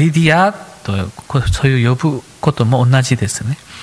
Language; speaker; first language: Japanese; non-native, fluent; Korean